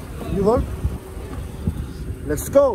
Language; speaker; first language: English; non-native, learner; Turkish